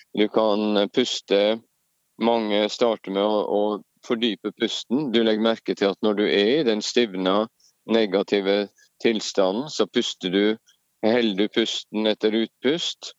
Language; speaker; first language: Norwegian; native; Norwegian